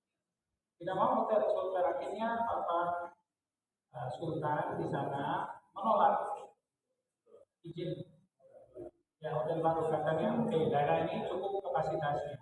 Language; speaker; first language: Indonesian; non-native, fluent; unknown